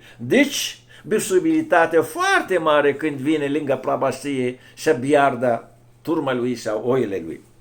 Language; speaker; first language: Romanian; non-native, fluent; Arabic